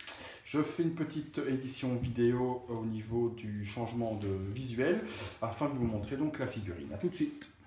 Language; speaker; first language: French; native; French